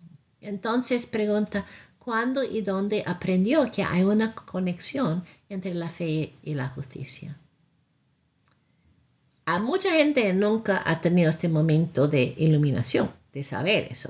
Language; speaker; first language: Spanish; non-native, fluent; English